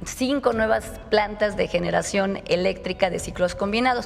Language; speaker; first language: Spanish; native; Spanish